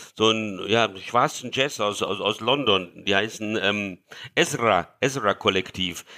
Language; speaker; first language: German; early bilingual, other home language; Hungarian